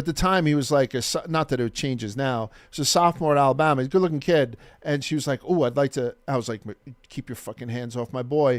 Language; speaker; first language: English; native; English